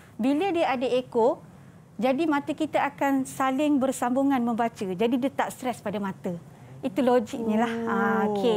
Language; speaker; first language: Malay; native; Malay